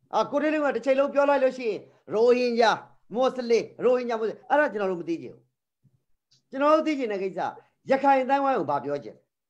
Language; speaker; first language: Burmese; non-native, local second language; Rohingya